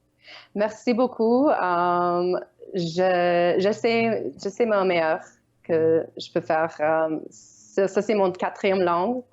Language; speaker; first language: French; non-native, learner; Ukrainian